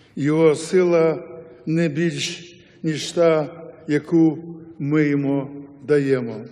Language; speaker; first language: Ukrainian; non-native, local second language; Yiddish